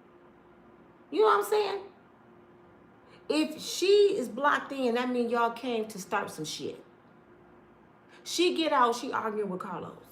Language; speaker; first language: English; native; English